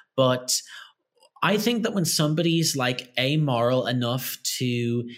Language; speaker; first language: English; native; English